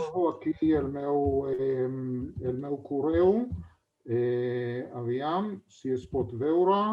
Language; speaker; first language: Catalan; non-native, fluent; Hebrew